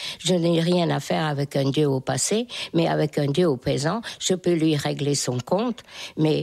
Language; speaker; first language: French; non-native, fluent; Hungarian